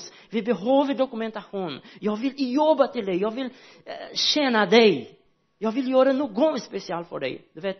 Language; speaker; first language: Swedish; non-native, learner; Portuguese